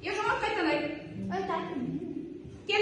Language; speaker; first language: Kazakh; native; Kazakh